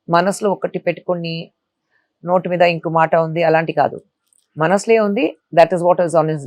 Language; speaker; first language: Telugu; non-native, local second language; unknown